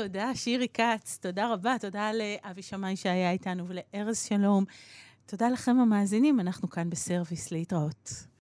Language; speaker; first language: Hebrew; native; Hebrew